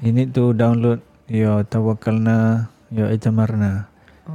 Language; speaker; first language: English; non-native, local second language; Malay